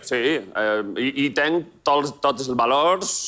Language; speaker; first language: Catalan; non-native, local second language; Spanish